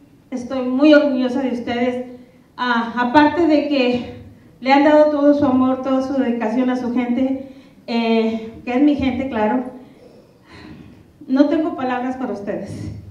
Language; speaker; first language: Spanish; native; Spanish